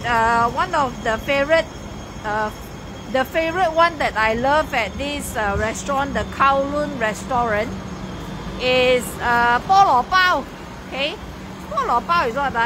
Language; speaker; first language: English; non-native, local second language; Cantonese